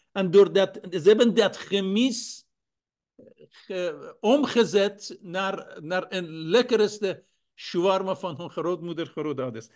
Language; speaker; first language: Dutch; non-native, fluent; Persian